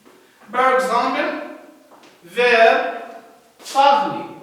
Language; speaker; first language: French; non-native, learner; Arabic